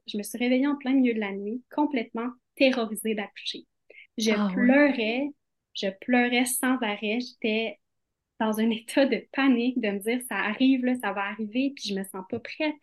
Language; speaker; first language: French; native; French